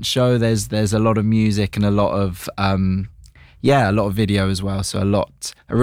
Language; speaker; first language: English; native; English